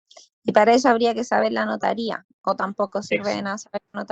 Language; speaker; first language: Spanish; native; Spanish